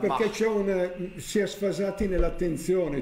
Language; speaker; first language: Italian; native; Italian